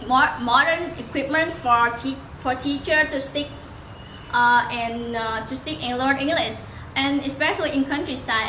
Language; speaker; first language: English; non-native, learner; Vietnamese